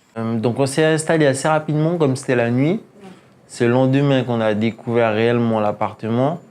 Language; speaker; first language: French; native; French